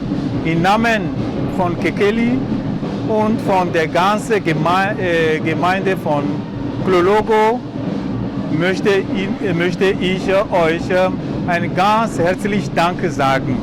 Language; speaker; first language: German; non-native, fluent; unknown